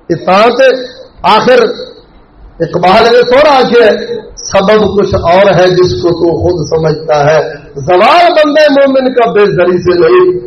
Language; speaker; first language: Urdu; non-native, local second language; Punjabi